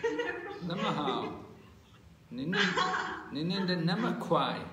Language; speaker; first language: Chinese; non-native, fluent; English